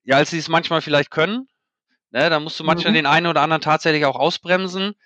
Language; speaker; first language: German; native; German